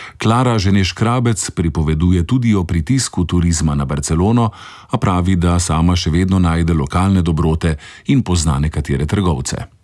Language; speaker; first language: Slovenian; native; Slovenian